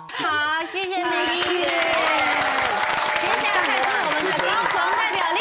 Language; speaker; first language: Chinese; native; Chinese